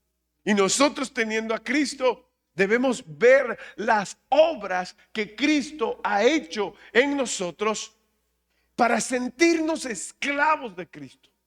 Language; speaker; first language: Spanish; native; Spanish